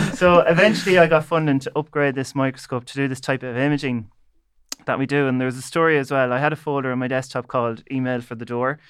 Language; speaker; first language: English; native; English